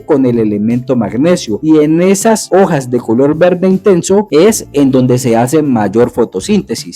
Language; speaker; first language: Spanish; native; Spanish